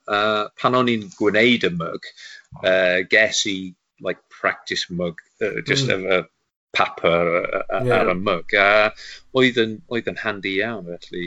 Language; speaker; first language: Welsh; non-native, local second language; English